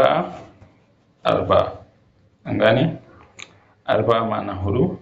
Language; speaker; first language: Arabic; non-native, fluent; Hausa